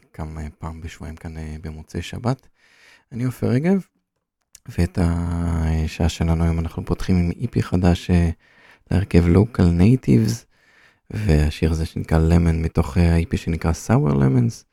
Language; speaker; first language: Hebrew; native; Hebrew